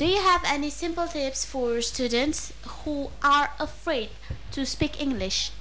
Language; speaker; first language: English; non-native, local second language; Indonesian